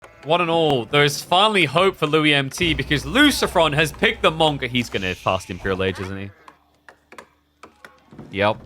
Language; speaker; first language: English; native; English